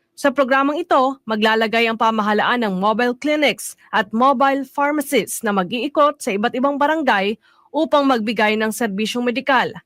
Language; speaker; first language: Filipino; native; Filipino